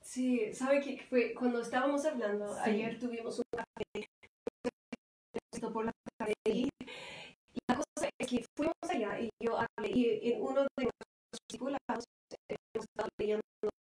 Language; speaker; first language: Spanish; non-native, fluent; English